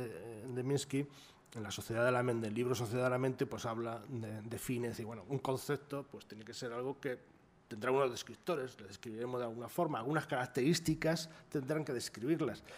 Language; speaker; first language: Spanish; native; Spanish